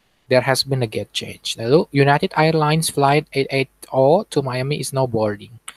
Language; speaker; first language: English; non-native, fluent; Indonesian